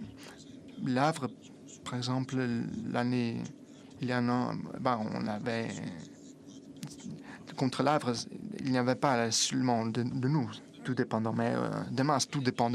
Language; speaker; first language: French; non-native, fluent; Italian